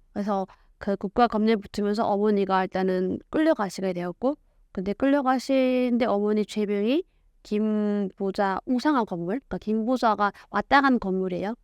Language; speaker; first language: Korean; native; Korean